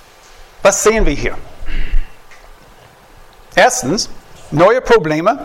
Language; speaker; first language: German; non-native, fluent; English